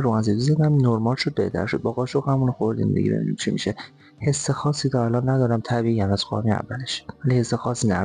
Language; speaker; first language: Persian; native; Persian